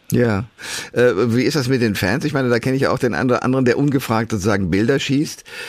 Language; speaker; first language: German; native; German